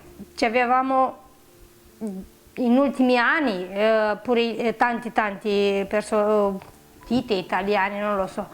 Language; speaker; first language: Italian; non-native, fluent; Romanian